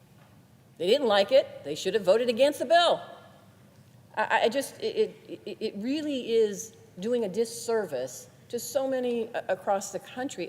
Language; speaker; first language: English; native; English